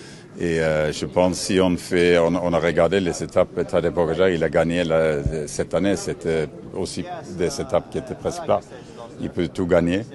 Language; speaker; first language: French; non-native, fluent; Norwegian